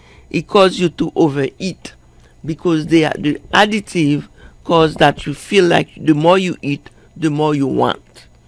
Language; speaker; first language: English; non-native, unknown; Haitian Creole